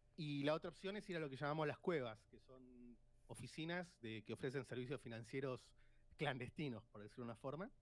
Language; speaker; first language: Spanish; native; Spanish